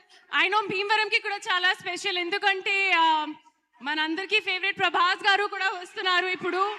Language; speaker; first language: Telugu; non-native, learner; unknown